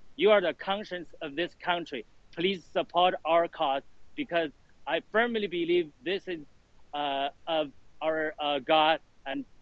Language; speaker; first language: English; non-native, fluent; Chinese